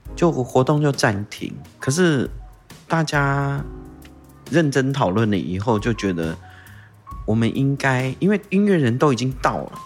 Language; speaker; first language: Chinese; non-native, local second language; Min Nan Chinese